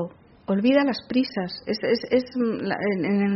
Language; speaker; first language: Spanish; native; Spanish